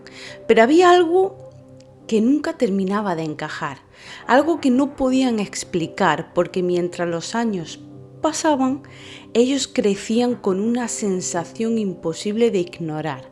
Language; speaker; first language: Spanish; native; Spanish